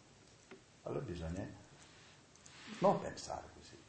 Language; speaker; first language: Italian; non-native, learner; Tibetan